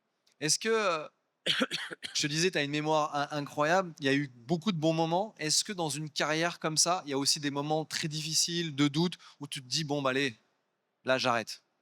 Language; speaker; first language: French; native; French